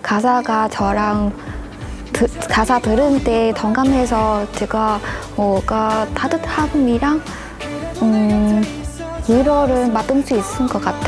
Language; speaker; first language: Korean; non-native, learner; Vietnamese